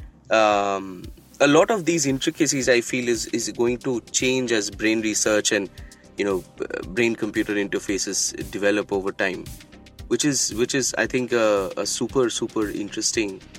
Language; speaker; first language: English; non-native, local second language; Bangla